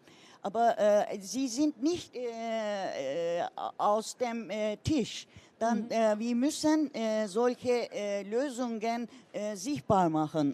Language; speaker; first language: German; non-native, learner; Turkish